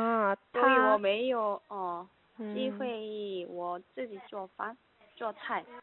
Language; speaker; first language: Chinese; non-native, learner; Korean